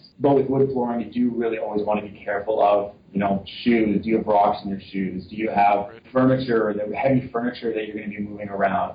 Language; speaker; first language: English; native; English